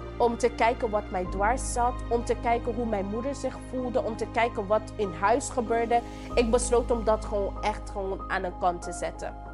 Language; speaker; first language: Dutch; non-native, local second language; English